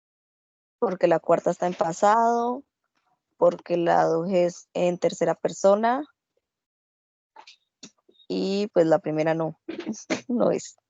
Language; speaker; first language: Spanish; native; Spanish